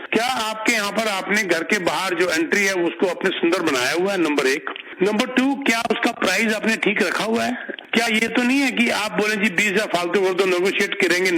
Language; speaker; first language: Hindi; native; Hindi